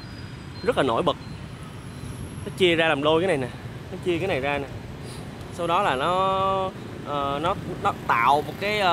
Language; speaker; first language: Vietnamese; native; Vietnamese